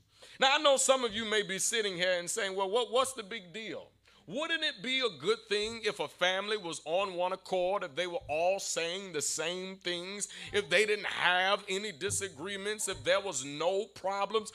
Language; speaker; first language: English; native; English